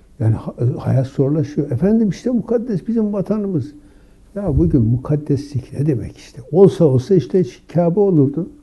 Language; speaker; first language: Turkish; native; Turkish